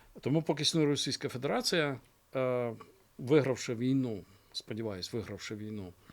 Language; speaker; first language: Ukrainian; native; Ukrainian